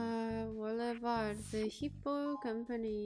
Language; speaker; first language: English; non-native, learner; Japanese